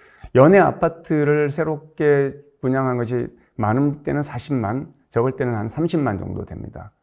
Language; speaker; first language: Korean; native; Korean